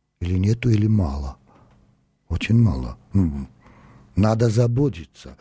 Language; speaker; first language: Russian; non-native, local second language; Armenian